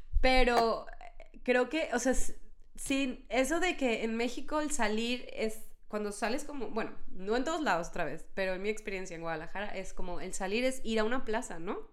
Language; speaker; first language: Spanish; native; Spanish